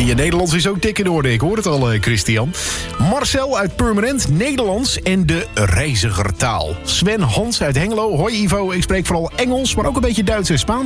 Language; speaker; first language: Dutch; native; Dutch